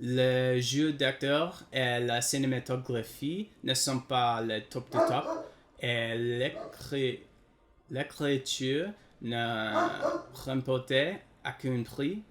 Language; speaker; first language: French; non-native, learner; English